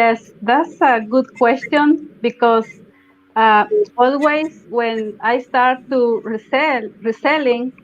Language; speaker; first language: English; non-native, learner; Spanish